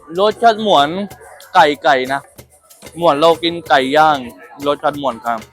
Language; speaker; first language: Thai; non-native, learner; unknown